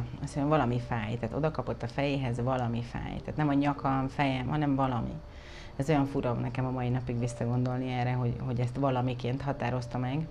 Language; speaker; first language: Hungarian; native; Hungarian